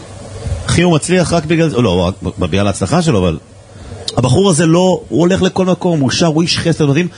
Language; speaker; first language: Hebrew; native; Hebrew